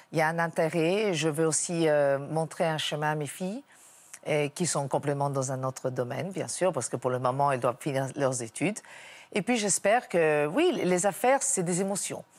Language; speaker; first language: French; non-native, fluent; Italian